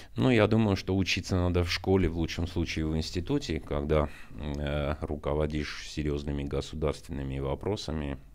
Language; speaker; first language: Russian; non-native, local second language; Armenian